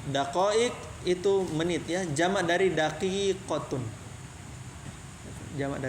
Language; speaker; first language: Indonesian; native; Indonesian